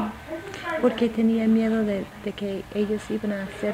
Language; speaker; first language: Spanish; non-native, fluent; English